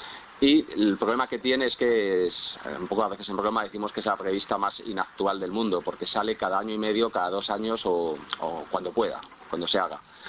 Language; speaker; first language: Spanish; native; Spanish